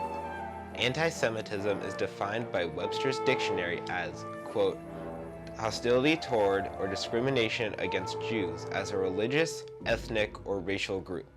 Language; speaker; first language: English; native; English